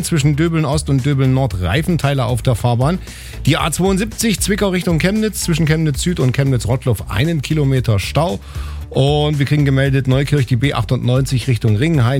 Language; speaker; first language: German; native; German